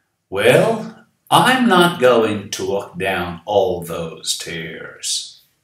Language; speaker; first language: English; non-native, fluent; Portuguese